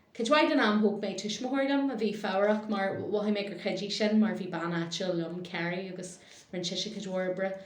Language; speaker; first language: Irish; non-native, local second language; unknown